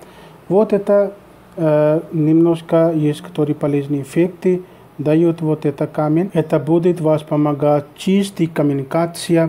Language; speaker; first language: Russian; non-native, learner; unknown